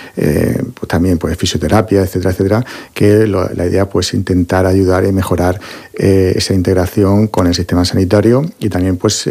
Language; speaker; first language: Spanish; native; Spanish